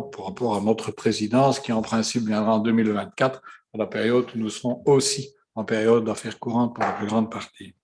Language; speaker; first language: French; native; French